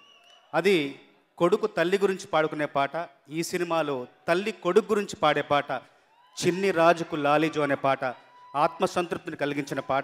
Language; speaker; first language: Telugu; native; Telugu